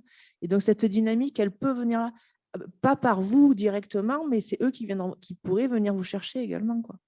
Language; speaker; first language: French; native; French